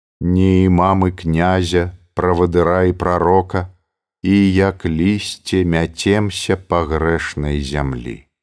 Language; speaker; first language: Belarusian; native; Belarusian